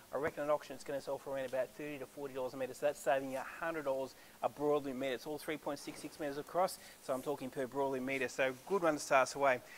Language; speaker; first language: English; native; English